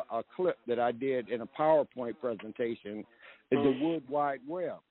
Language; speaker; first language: English; native; English